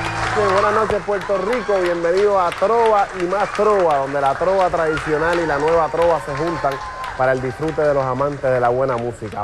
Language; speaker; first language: Spanish; native; Spanish